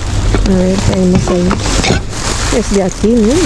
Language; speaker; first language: Spanish; non-native, learner; Filipino